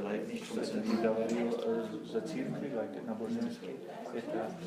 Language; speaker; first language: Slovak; non-native, learner; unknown